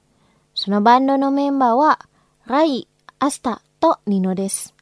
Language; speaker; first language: Japanese; non-native, fluent; Indonesian